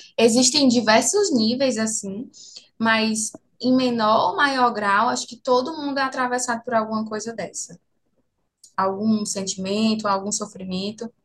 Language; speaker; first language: Portuguese; native; Portuguese